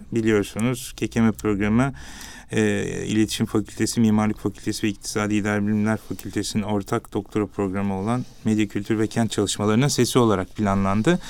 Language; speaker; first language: Turkish; native; Turkish